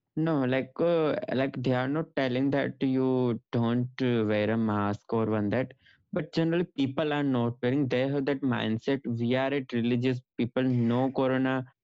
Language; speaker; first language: English; non-native, local second language; Gujarati